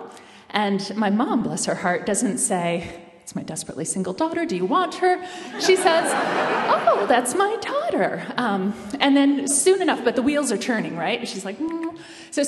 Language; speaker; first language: English; native; English